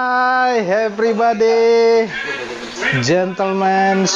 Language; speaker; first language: English; non-native, learner; Indonesian